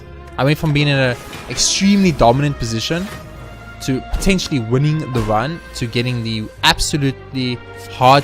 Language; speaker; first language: English; native; English